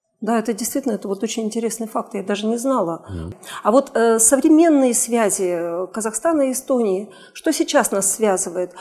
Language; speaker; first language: Russian; native; Russian